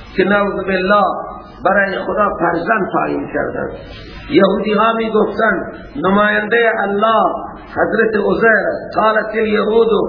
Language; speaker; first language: Persian; native; Persian